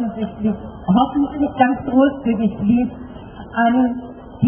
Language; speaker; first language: German; native; German